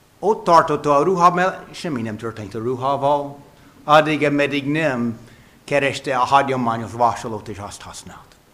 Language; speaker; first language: Hungarian; non-native, fluent; English